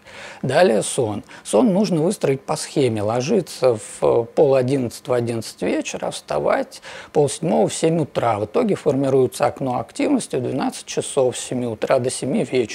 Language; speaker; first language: Russian; native; Russian